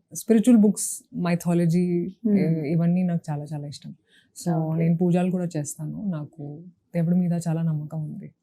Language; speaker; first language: Telugu; non-native, local second language; Hindi